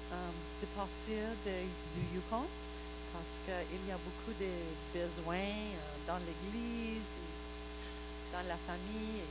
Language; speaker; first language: French; non-native, learner; English